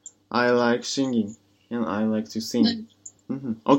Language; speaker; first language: English; non-native, learner; Japanese